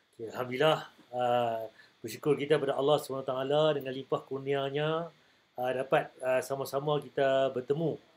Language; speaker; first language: Malay; native; Malay